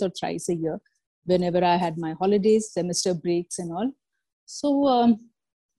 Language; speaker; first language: English; non-native, local second language; Kashmiri